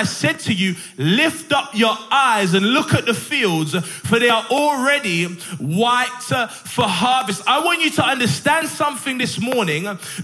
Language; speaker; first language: English; native; English